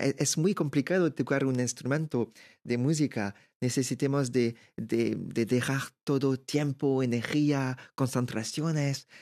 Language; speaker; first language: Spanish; non-native, learner; French